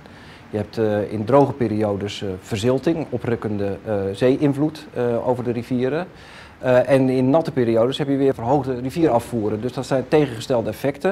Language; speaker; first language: Dutch; native; Dutch